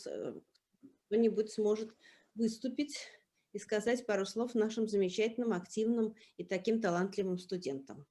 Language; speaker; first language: Russian; native; Russian